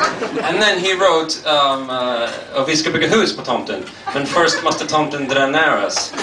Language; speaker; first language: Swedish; non-native, learner; English